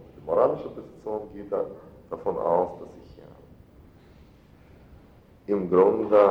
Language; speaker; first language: German; non-native, fluent; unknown